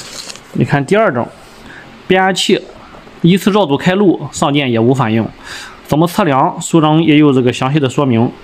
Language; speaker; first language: Chinese; native; Chinese